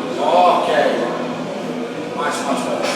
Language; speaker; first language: English; non-native, learner; Italian